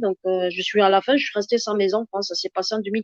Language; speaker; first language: French; native; French